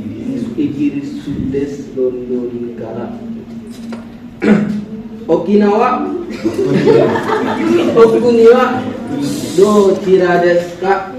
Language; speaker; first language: Japanese; non-native, learner; Indonesian